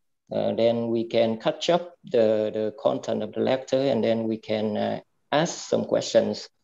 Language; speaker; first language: English; non-native, fluent; Vietnamese